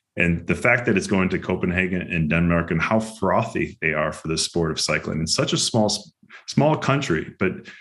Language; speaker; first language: English; native; English